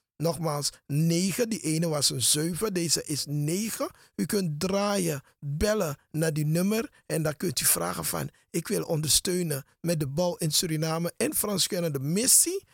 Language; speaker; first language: Dutch; native; Dutch